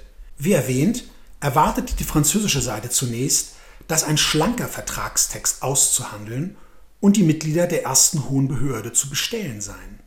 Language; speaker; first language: German; native; German